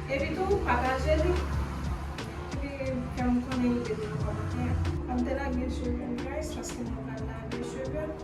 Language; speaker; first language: French; non-native, learner; Haitian Creole